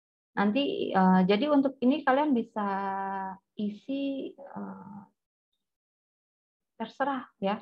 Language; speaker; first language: Indonesian; native; Indonesian